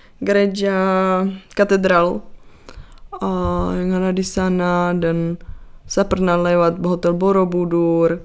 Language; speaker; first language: Indonesian; non-native, fluent; Czech